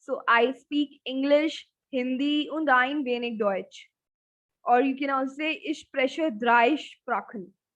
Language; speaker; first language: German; non-native, fluent; Hindi